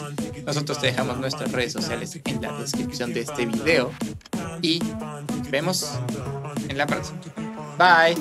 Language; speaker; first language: Spanish; native; Spanish